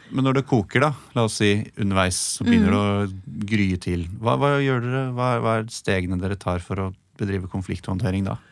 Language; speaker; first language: Norwegian; native; Norwegian